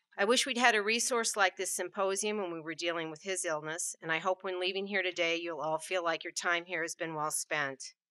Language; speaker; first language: English; native; English